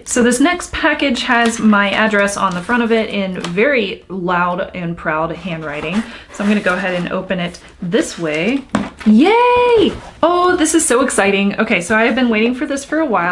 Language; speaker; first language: English; native; English